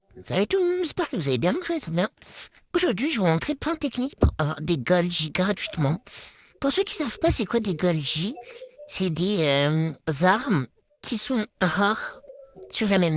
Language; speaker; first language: French; native; French